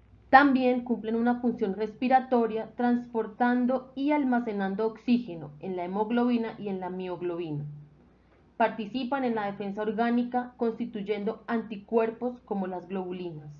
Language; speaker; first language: Spanish; native; Spanish